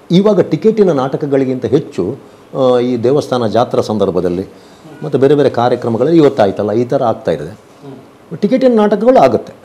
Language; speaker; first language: Kannada; non-native, local second language; Tulu